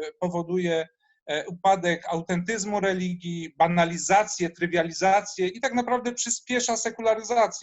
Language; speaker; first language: Polish; native; Polish